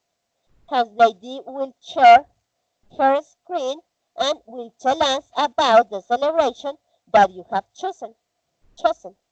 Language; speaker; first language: English; non-native, learner; Spanish